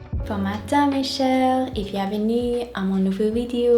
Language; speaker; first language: French; non-native, learner; English